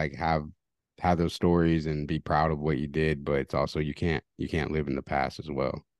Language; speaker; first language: English; early bilingual, other home language; Spanish